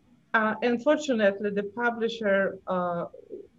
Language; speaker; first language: English; non-native, fluent; Polish